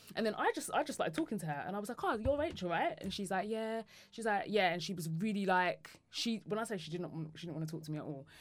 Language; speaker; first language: English; native; English